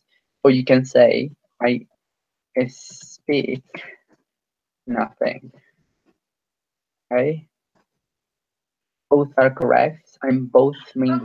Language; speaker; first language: English; non-native, fluent; Spanish